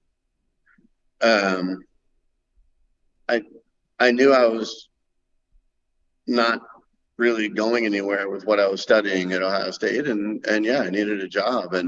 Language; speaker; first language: English; native; English